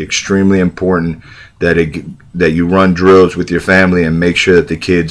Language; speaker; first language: English; native; English